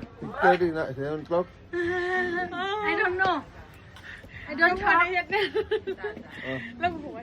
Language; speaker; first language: English; non-native, learner; Thai